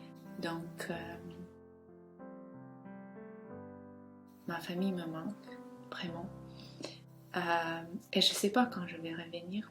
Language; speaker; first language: French; non-native, fluent; Ukrainian